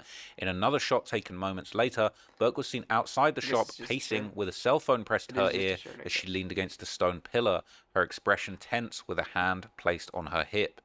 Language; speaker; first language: English; native; English